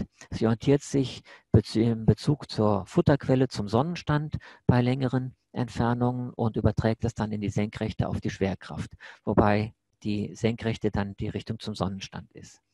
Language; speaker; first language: German; native; German